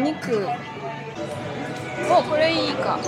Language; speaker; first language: Japanese; native; Japanese